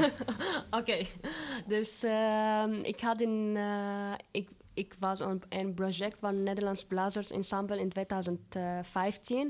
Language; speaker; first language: Dutch; non-native, fluent; Arabic